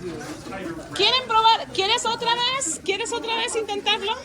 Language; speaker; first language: Spanish; non-native, fluent; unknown